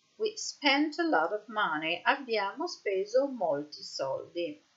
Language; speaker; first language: Italian; native; Italian